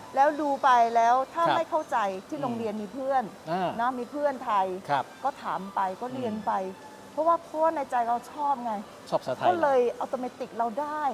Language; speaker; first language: Thai; non-native, fluent; Malay